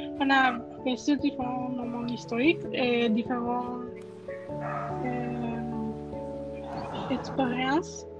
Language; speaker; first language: French; non-native, learner; Spanish